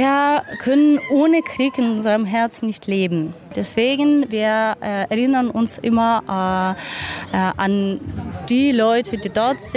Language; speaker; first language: German; non-native, fluent; Ukrainian